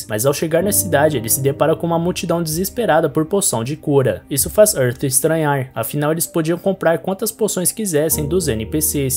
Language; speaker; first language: Portuguese; native; Portuguese